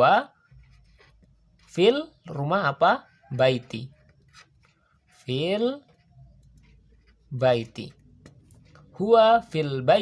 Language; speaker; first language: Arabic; non-native, learner; Indonesian